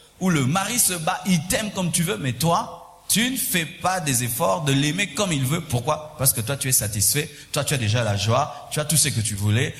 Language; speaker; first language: French; non-native, local second language; Swahili